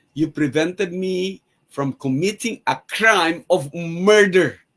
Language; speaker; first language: English; non-native, local second language; Filipino